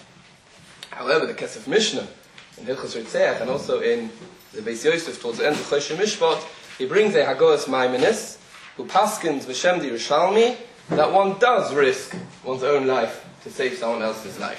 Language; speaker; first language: English; native; English